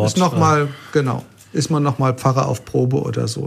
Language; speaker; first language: German; native; German